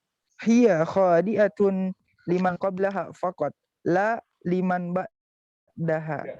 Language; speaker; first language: Arabic; non-native, learner; Indonesian